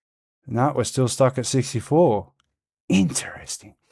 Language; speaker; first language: English; native; English